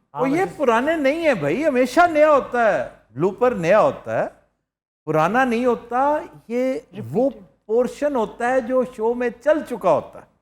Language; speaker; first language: Urdu; non-native, local second language; Punjabi